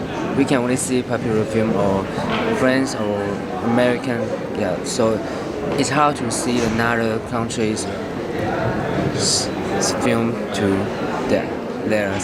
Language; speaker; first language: English; non-native, learner; Chinese